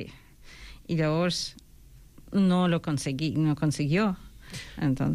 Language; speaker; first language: Spanish; non-native, fluent; Ukrainian